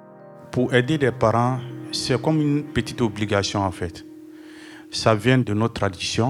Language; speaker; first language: French; non-native, fluent; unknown